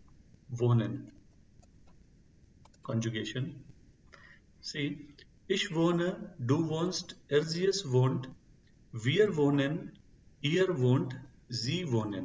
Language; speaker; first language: German; non-native, fluent; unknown